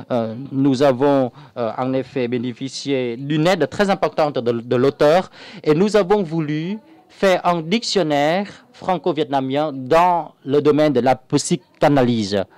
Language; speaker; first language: French; non-native, fluent; Vietnamese